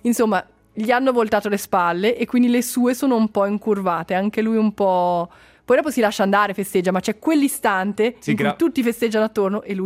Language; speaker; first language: Italian; native; Italian